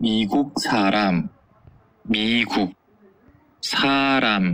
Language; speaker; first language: Korean; non-native, learner; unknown